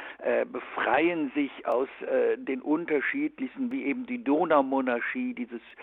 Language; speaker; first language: German; native; German